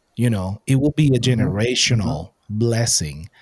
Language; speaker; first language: English; non-native, fluent; Spanish